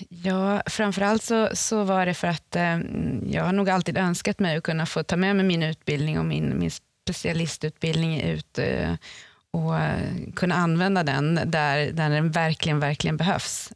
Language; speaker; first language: Swedish; native; Swedish